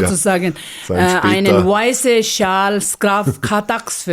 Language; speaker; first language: German; non-native, learner; Ladakhi